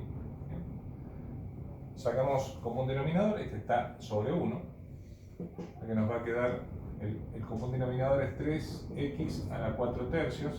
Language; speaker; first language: Spanish; native; Spanish